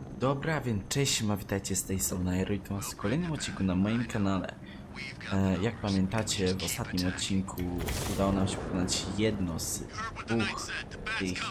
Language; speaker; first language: Polish; native; Polish